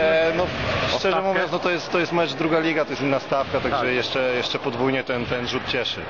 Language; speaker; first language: Polish; native; Polish